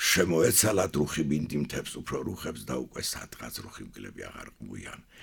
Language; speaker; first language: Georgian; non-native, local second language; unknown